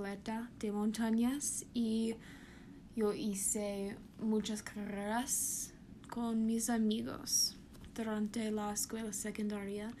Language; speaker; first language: Spanish; non-native, learner; English